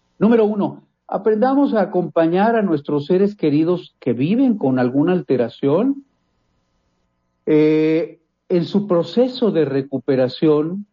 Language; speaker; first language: Spanish; native; Spanish